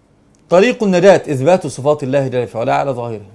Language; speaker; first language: Arabic; native; Arabic